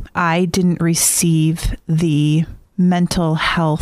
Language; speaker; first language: English; native; English